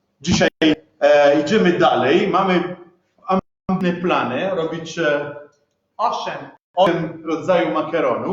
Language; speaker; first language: Polish; non-native, learner; Italian